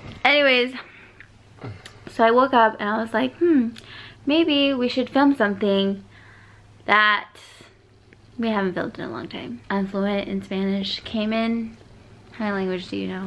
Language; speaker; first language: English; early bilingual, other home language; Spanish